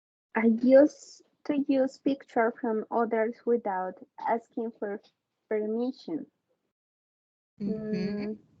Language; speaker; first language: English; non-native, learner; Spanish